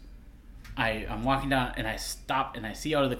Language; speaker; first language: English; native; English